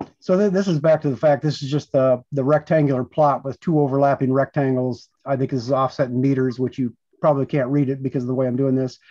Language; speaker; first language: English; native; English